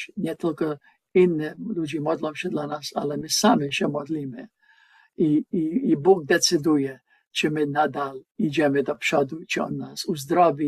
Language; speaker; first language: Polish; non-native, learner; English